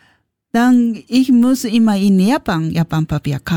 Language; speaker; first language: German; non-native, learner; Japanese